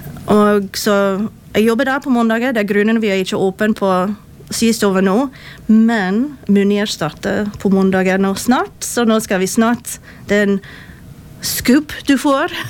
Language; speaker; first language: Norwegian; non-native, fluent; English